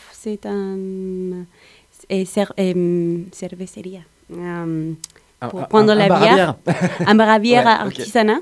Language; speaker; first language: French; non-native, learner; Spanish